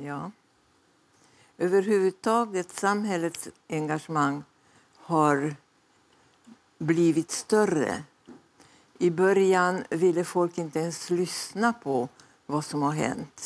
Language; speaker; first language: Swedish; non-native, fluent; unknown